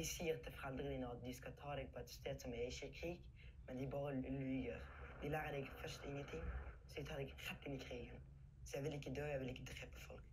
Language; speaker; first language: Norwegian; non-native, learner; Arabic